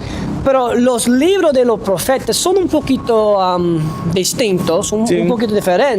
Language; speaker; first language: Spanish; non-native, fluent; English